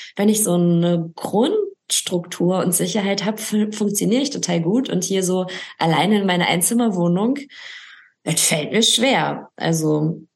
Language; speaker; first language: German; native; German